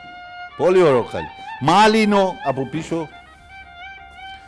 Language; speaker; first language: Greek; non-native, fluent; Persian